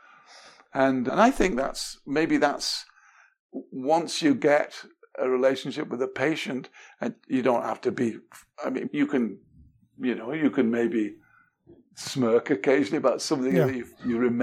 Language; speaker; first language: English; native; English